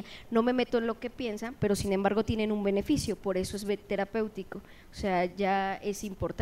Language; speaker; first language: Spanish; native; Spanish